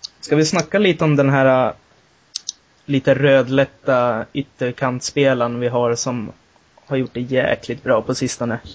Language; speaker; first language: Swedish; native; Swedish